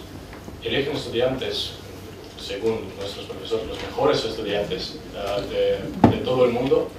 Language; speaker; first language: Spanish; non-native, fluent; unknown